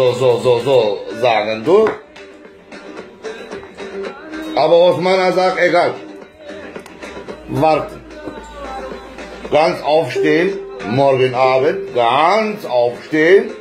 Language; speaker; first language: German; non-native, learner; Turkish